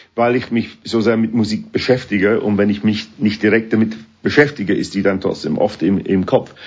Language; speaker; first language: German; non-native, fluent; English